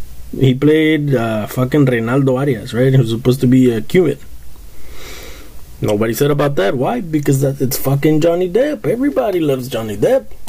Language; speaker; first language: English; early bilingual, other home language; Spanish